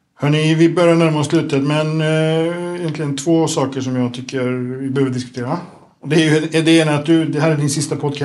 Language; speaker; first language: Swedish; native; Swedish